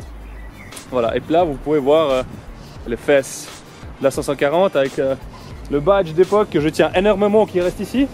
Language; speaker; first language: French; native; French